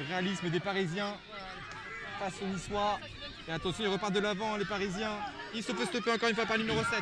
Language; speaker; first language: French; native; French